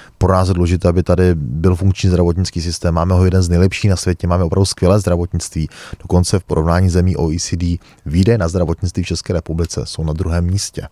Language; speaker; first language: Czech; native; Czech